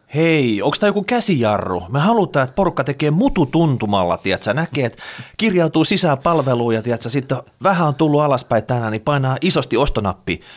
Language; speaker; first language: Finnish; native; Finnish